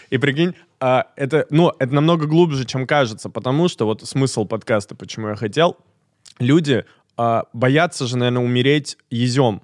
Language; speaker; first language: Russian; native; Russian